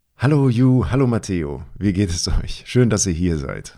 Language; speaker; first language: German; native; German